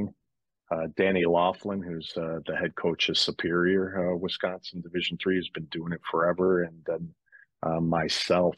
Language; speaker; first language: English; native; English